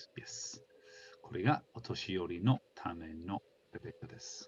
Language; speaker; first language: Japanese; non-native, fluent; English